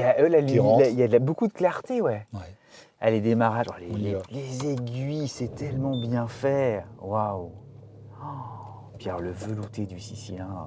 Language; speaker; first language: French; native; French